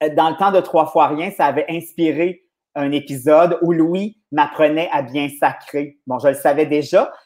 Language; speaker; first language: French; native; French